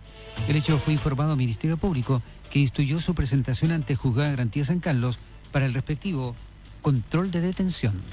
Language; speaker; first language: Spanish; native; Spanish